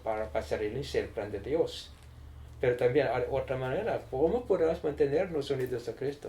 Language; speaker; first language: Spanish; non-native, learner; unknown